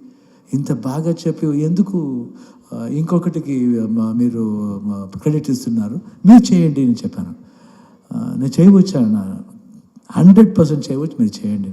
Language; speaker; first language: Telugu; non-native, learner; Kannada